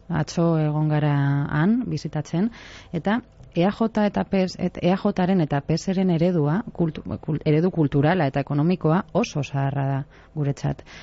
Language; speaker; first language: Basque; non-native, local second language; Spanish